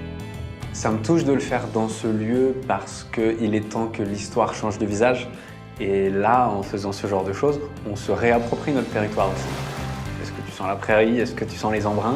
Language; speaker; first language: French; native; French